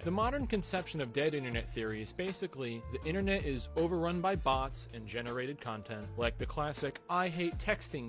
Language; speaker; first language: English; native; English